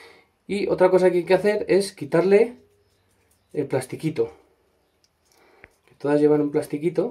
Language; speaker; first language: Spanish; native; Spanish